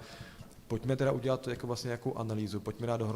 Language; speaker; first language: Czech; native; Czech